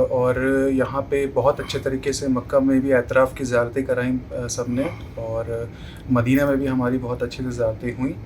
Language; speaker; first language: Urdu; native; Urdu